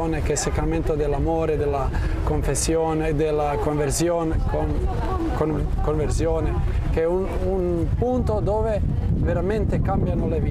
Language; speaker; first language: Italian; non-native, fluent; Croatian